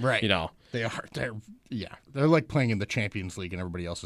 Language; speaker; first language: English; native; English